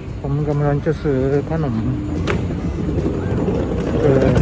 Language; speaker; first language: Thai; non-native, learner; Japanese